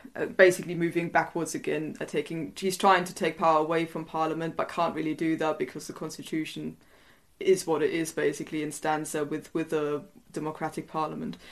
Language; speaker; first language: English; non-native, fluent; German